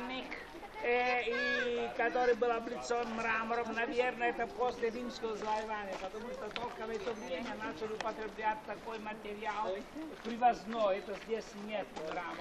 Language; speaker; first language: Russian; non-native, fluent; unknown